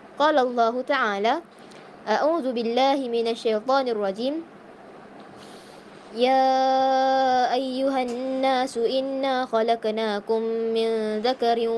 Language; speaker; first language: Arabic; non-native, learner; Malay